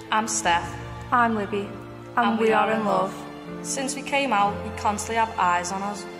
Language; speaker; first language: English; native; English